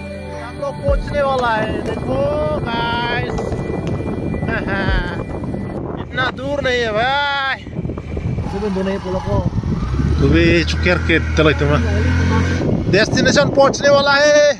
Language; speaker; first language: Hindi; non-native, local second language; Karbi